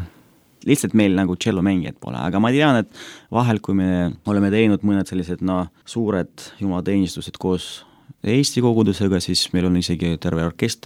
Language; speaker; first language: Estonian; non-native, local second language; Russian